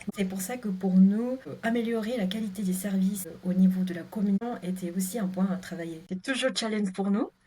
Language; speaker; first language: French; non-native, fluent; Japanese